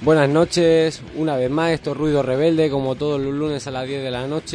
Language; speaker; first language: Spanish; native; Spanish